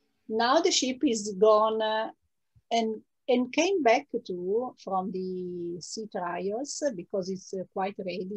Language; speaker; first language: English; non-native, fluent; Italian